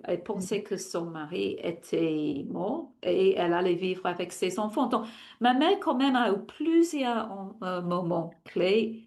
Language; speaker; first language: French; non-native, fluent; English